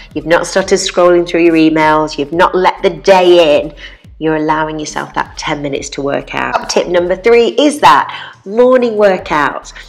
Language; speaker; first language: English; native; English